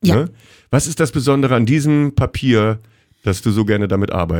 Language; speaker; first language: German; native; German